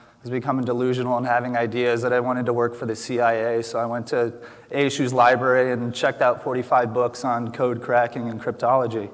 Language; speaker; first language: English; native; English